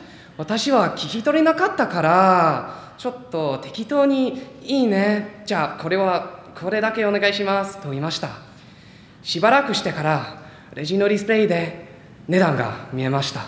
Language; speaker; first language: Japanese; non-native, learner; English